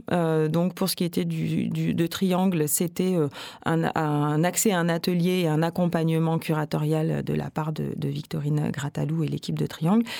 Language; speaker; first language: French; native; French